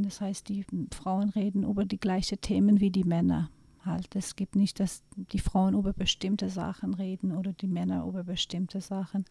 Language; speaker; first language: German; non-native, fluent; Persian